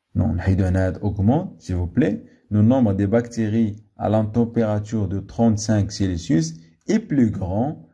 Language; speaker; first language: French; non-native, local second language; Arabic